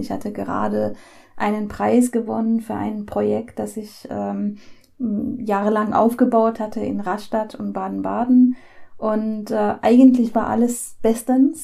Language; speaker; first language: German; early bilingual, other home language; Persian